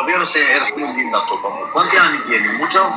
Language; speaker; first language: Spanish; non-native, learner; Albanian